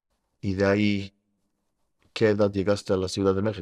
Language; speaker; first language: Spanish; early bilingual, heritage; Spanish